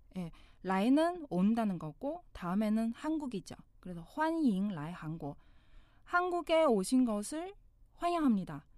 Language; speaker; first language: Korean; non-native, fluent; Chinese